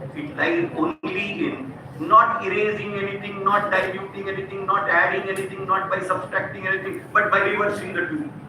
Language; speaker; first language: English; non-native, local second language; Hindi